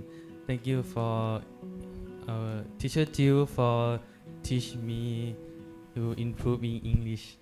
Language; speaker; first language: English; non-native, learner; Thai